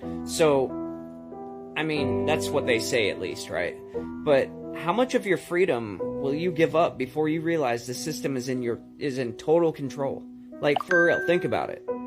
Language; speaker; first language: English; native; English